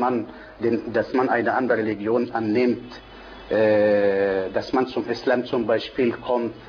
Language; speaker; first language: German; non-native, fluent; Arabic